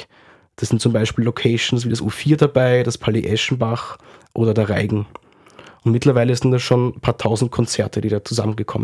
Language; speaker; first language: German; native; German